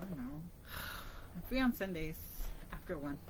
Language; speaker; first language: English; native; English